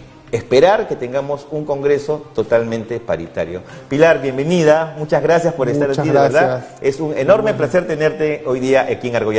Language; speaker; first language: Spanish; native; Spanish